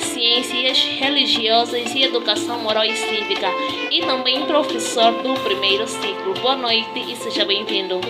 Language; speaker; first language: Portuguese; native; Portuguese